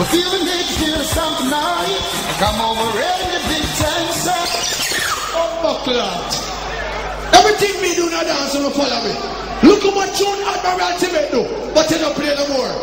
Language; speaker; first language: English; non-native, local second language; Jamaican Creole English